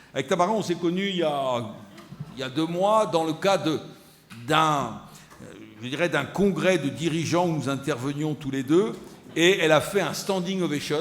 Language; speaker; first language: French; native; French